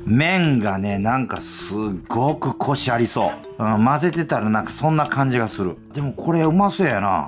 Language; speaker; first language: Japanese; early bilingual, other home language; English